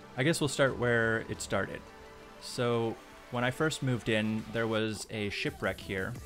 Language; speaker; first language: English; native; English